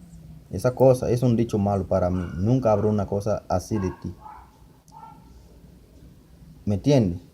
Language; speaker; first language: Spanish; non-native, learner; Haitian Creole